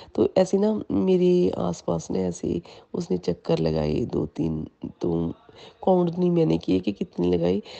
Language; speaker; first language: Hindi; non-native, local second language; Punjabi